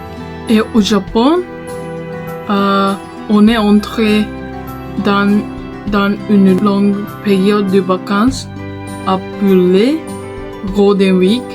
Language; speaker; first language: French; non-native, learner; Japanese